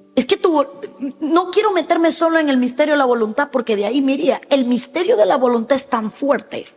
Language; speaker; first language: Spanish; native; Spanish